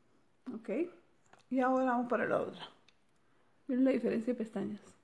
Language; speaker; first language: Spanish; native; Spanish